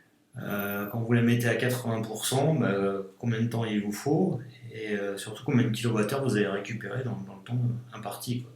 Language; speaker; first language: French; native; French